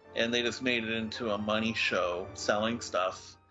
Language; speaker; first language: English; native; English